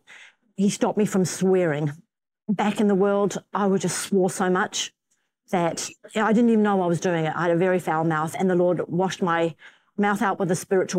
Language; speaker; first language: English; native; English